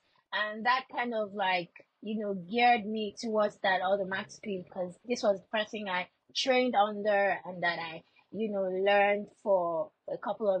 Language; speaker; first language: English; non-native, local second language; Yoruba